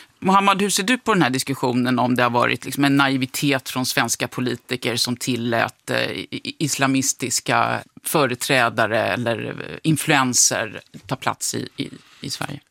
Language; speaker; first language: Swedish; native; Swedish